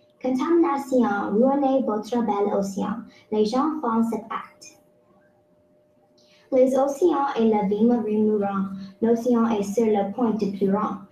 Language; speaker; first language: French; non-native, local second language; English